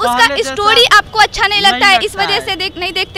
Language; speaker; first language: Hindi; native; Hindi